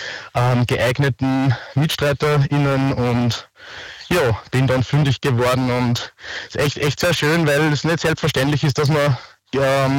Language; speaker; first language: German; native; German